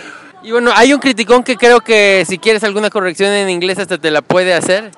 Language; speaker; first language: Spanish; native; Spanish